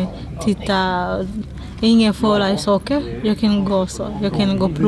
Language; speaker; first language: Swedish; non-native, learner; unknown